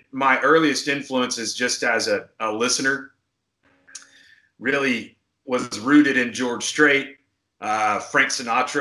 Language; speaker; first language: English; native; English